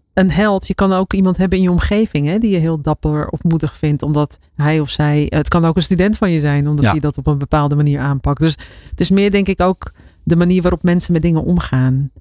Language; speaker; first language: Dutch; native; Dutch